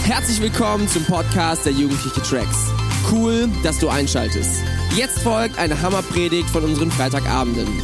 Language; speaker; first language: German; native; German